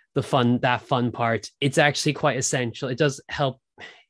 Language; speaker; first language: English; native; English